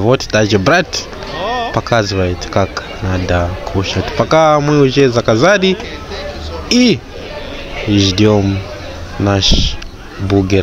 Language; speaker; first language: Russian; non-native, learner; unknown